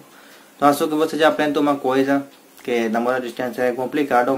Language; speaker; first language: Portuguese; non-native, learner; Hindi